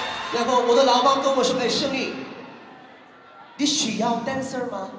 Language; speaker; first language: Chinese; non-native, learner; Korean